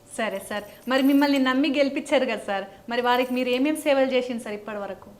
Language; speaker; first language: Telugu; non-native, local second language; Lambadi